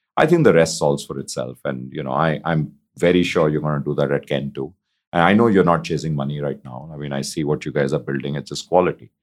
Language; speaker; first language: English; non-native, local second language; Hindi